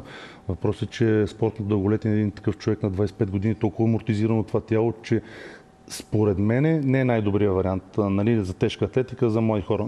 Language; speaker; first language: Bulgarian; native; Bulgarian